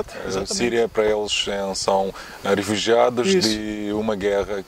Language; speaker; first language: Portuguese; non-native, learner; Russian